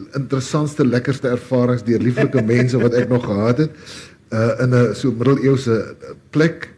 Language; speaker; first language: Afrikaans; native; Afrikaans